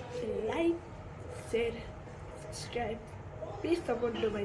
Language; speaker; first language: Hindi; non-native, local second language; Gujarati